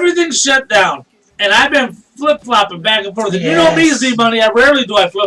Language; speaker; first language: English; native; English